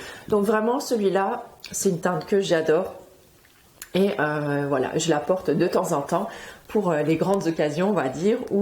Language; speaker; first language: French; native; French